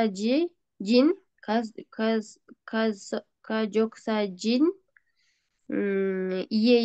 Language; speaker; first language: Korean; non-native, learner; Kyrgyz